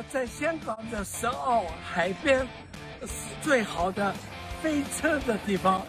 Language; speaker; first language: Chinese; non-native, local second language; Cantonese